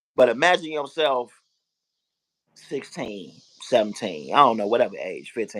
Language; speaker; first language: English; native; English